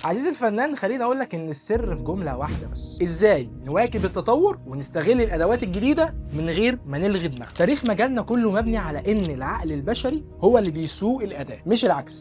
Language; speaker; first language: Arabic; native; Arabic